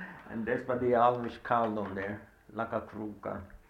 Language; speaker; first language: English; non-native, fluent; Swedish